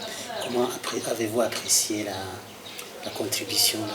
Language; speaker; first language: French; non-native, local second language; Rundi